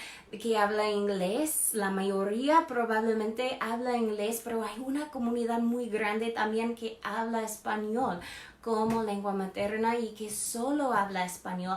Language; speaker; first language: Spanish; non-native, fluent; English